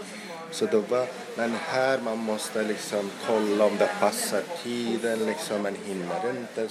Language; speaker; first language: Swedish; non-native, local second language; Arabic